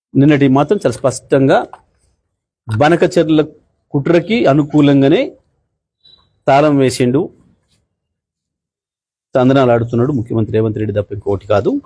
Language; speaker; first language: Telugu; native; Telugu